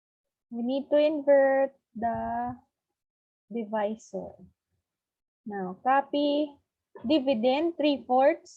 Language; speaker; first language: English; non-native, local second language; Filipino